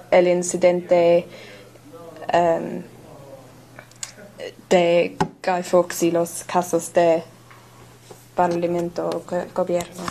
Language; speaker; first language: Spanish; non-native, learner; English